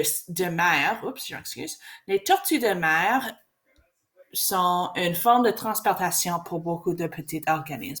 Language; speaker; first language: French; non-native, learner; English